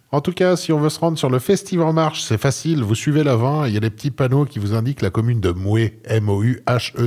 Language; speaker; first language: French; native; French